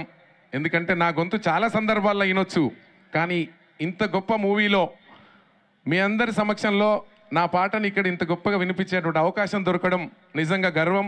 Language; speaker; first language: Telugu; native; Telugu